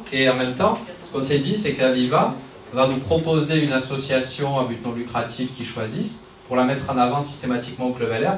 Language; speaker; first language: French; native; French